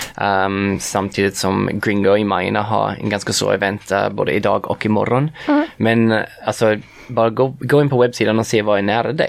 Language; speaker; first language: Swedish; non-native, fluent; English